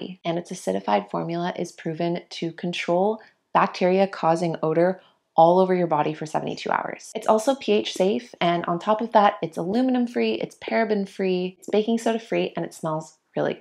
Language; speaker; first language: English; native; English